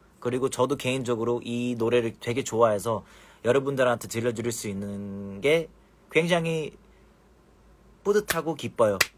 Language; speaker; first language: Korean; early bilingual, heritage; Korean